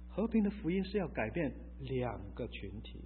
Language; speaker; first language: Chinese; native; Chinese